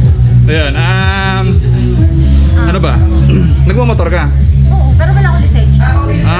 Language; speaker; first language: Filipino; native; Filipino